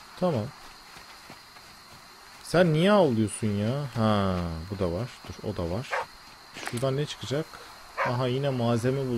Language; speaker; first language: Turkish; native; Turkish